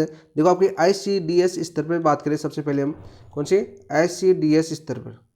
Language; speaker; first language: Hindi; native; Hindi